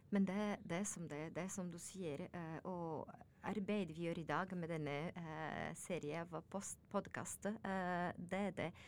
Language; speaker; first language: Norwegian; non-native, learner; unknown